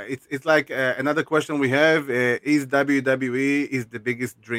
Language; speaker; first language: English; non-native, fluent; Hebrew